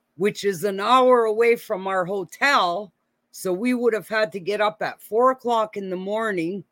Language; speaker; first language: English; native; English